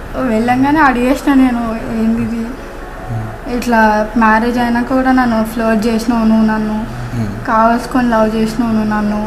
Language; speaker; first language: Telugu; native; Telugu